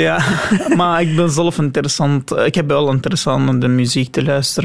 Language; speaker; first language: Dutch; non-native, learner; Arabic